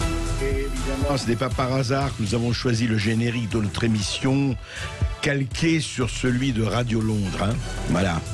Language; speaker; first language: French; native; French